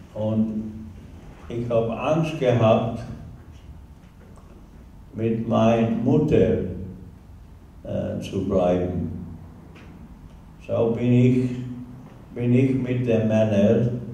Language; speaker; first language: German; non-native, learner; Hungarian